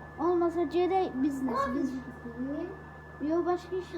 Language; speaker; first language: Turkish; non-native, learner; Azerbaijani